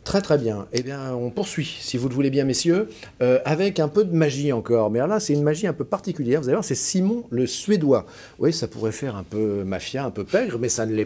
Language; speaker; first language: French; native; French